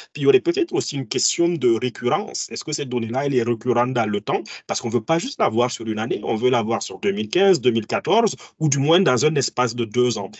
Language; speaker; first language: French; native; French